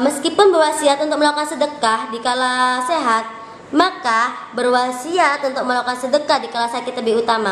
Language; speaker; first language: Indonesian; native; Indonesian